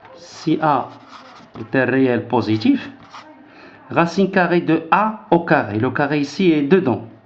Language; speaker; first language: French; non-native, local second language; Arabic